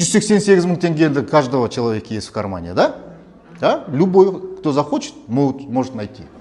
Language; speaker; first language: Russian; non-native, local second language; Kazakh